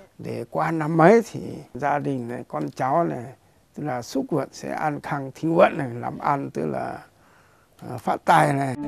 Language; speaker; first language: Vietnamese; non-native, local second language; Iu Mien